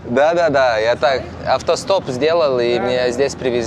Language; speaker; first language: Russian; non-native, learner; Lithuanian